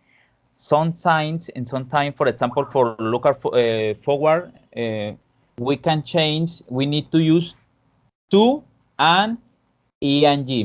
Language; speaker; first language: English; non-native, fluent; Spanish